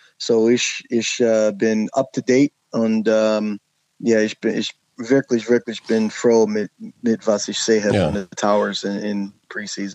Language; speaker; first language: German; non-native, learner; English